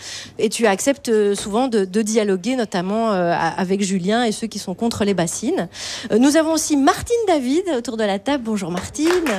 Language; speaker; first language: French; native; French